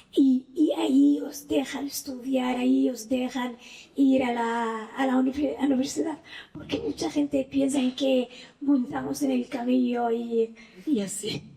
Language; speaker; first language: Spanish; non-native, fluent; Arabic